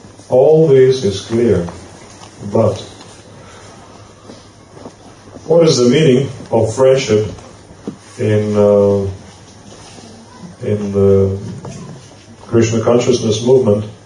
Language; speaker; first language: English; non-native, fluent; Russian